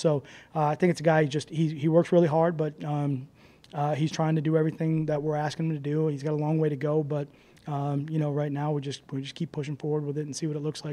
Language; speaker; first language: English; native; English